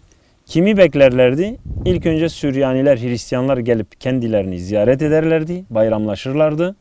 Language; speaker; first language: Turkish; native; Turkish